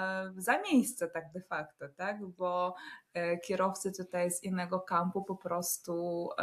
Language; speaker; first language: Polish; non-native, fluent; Russian